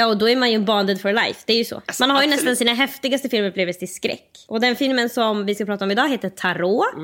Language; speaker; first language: Swedish; native; Swedish